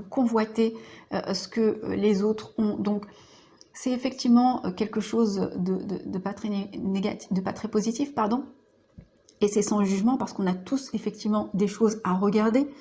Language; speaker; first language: French; native; French